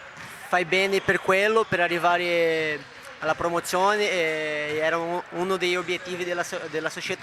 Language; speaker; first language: Italian; non-native, fluent; Portuguese